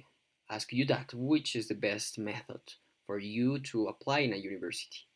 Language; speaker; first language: English; non-native, fluent; Spanish